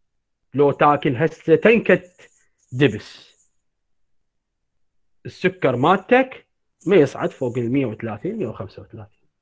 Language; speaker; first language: Arabic; native; Arabic